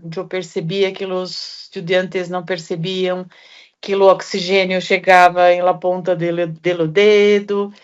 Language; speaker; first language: Portuguese; non-native, fluent; Spanish